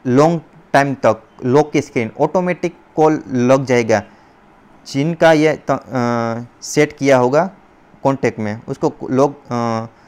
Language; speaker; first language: Hindi; non-native, local second language; Gujarati